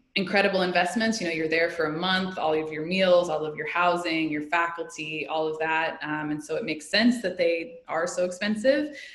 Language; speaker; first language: English; native; English